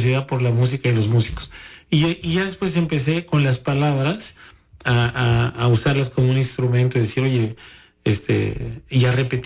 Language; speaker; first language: Spanish; native; Spanish